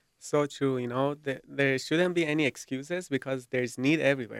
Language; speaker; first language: English; non-native, fluent; Persian